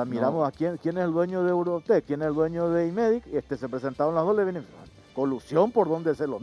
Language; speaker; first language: Spanish; native; Spanish